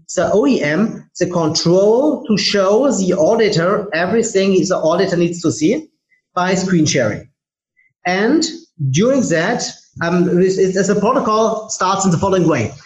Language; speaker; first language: English; non-native, fluent; German